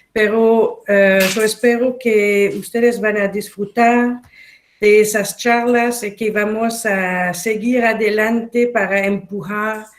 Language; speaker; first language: Spanish; non-native, fluent; French